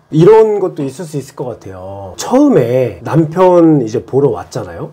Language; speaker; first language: Korean; native; Korean